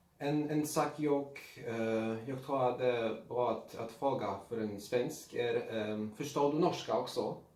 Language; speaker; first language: Swedish; non-native, learner; Polish